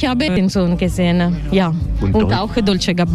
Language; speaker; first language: German; non-native, learner; Italian